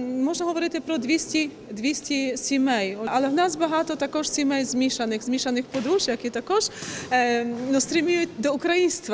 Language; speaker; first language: Ukrainian; early bilingual, heritage; Ukrainian